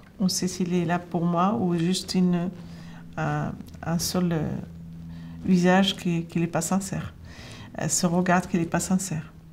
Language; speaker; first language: French; non-native, fluent; Arabic